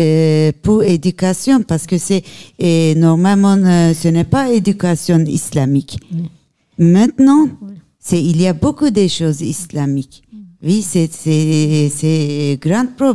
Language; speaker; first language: French; non-native, learner; Turkish